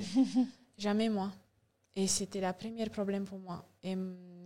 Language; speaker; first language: French; non-native, learner; Romanian